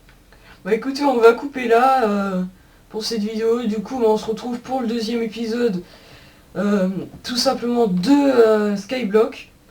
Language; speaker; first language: French; native; French